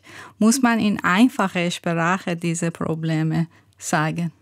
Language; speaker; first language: German; non-native, learner; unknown